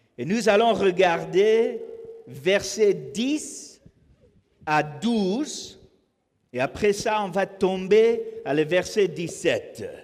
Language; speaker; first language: French; non-native, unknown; English